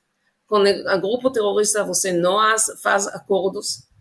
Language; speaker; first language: Portuguese; non-native, fluent; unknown